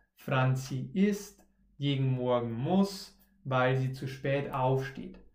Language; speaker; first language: German; native; German